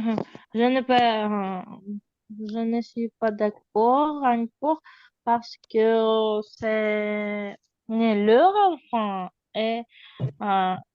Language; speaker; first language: French; non-native, learner; Uzbek